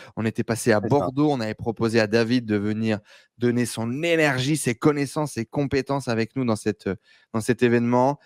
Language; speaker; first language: French; native; French